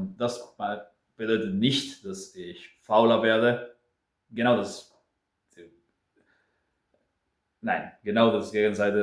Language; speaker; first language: German; non-native, fluent; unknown